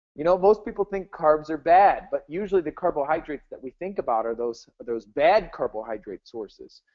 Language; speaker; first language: English; native; English